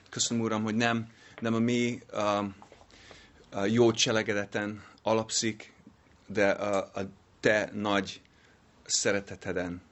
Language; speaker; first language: Hungarian; non-native, learner; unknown